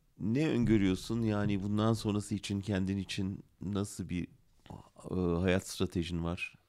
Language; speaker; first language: Turkish; native; Turkish